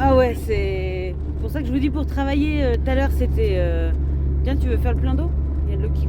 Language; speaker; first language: French; native; French